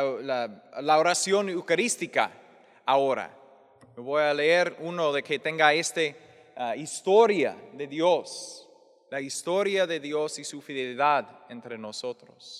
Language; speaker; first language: Spanish; non-native, fluent; English